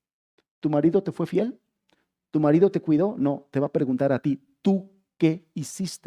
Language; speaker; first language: Spanish; native; Spanish